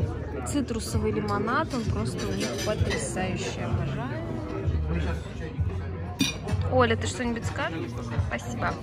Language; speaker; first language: Russian; native; Russian